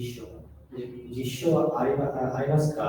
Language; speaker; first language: Japanese; non-native, learner; Bangla